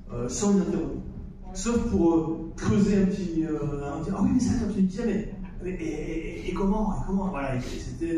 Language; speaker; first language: French; native; French